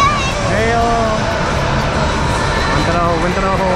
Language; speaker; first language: Spanish; non-native, learner; Japanese